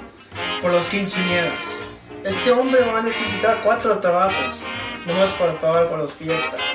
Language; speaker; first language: Spanish; non-native, learner; English